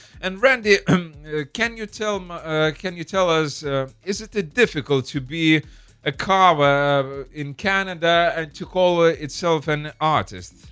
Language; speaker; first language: English; non-native, fluent; Lithuanian